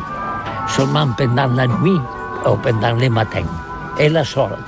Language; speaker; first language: French; non-native, learner; Catalan